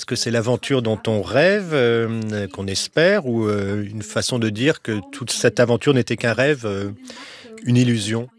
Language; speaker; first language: French; native; French